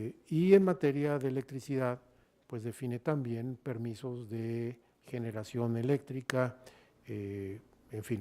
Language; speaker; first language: Spanish; native; Spanish